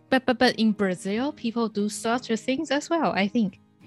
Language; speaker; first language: English; non-native, fluent; Chinese